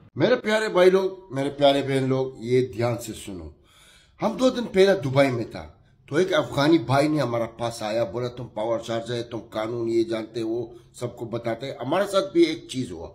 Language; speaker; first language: Hindi; non-native, learner; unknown